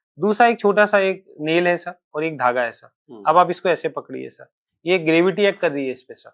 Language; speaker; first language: Hindi; native; Hindi